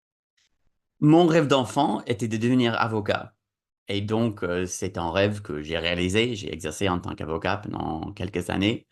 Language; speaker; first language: French; non-native, fluent; English